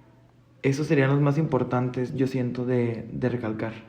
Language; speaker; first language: Spanish; native; Spanish